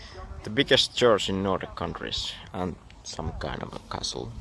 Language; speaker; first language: English; non-native, fluent; Finnish